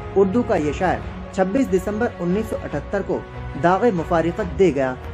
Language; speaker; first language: Urdu; native; Urdu